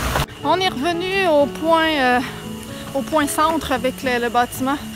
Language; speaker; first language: French; native; French